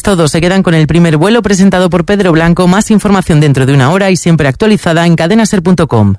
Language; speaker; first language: Spanish; native; Spanish